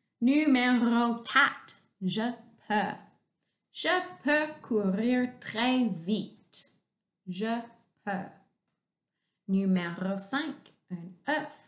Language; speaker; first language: French; non-native, fluent; English